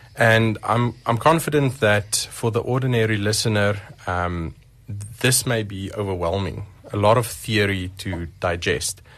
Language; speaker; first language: English; non-native, local second language; Afrikaans